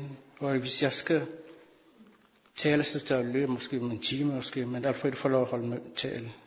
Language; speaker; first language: Danish; non-native, fluent; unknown